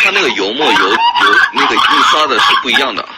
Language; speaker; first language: Chinese; native; Chinese